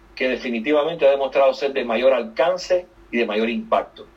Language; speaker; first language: Spanish; native; Spanish